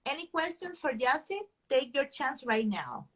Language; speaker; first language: English; non-native, fluent; Spanish